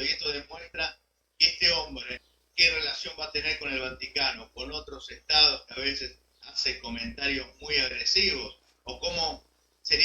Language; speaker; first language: Spanish; native; Spanish